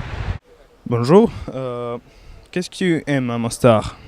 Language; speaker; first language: French; non-native, learner; Bosnian